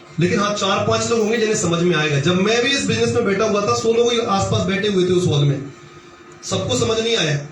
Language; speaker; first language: Hindi; native; Hindi